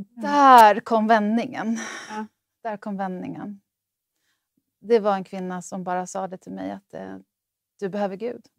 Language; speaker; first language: Swedish; native; Swedish